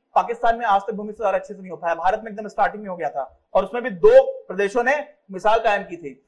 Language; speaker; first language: Hindi; native; Hindi